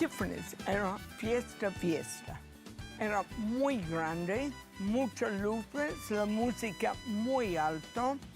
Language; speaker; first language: Spanish; non-native, learner; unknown